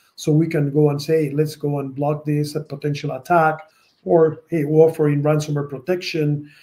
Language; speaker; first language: English; non-native, fluent; Spanish